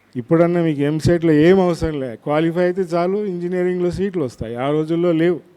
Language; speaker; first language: Telugu; non-native, local second language; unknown